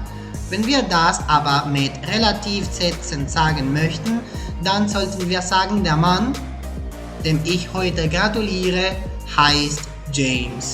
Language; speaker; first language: German; non-native, fluent; Spanish